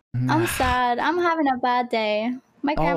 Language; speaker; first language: English; non-native, fluent; Greek